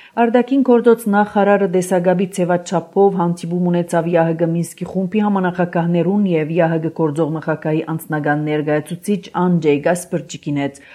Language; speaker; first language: Armenian; early bilingual, heritage; Armenian